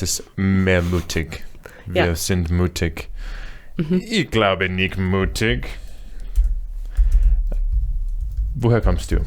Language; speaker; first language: German; non-native, learner; English